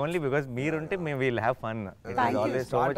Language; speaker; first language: Telugu; native; Telugu